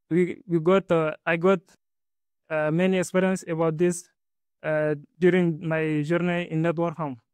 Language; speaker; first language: English; non-native, learner; Arabic